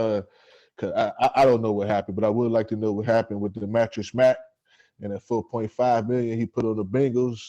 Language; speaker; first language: English; native; English